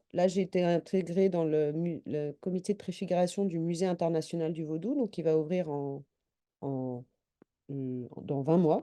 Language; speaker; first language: French; native; French